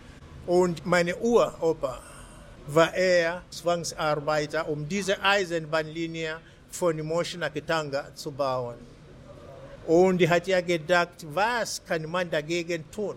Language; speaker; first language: German; non-native, fluent; Swahili